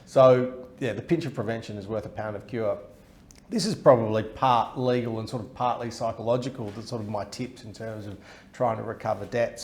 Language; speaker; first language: English; native; English